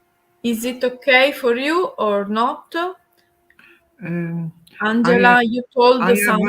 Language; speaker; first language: English; non-native, learner; Italian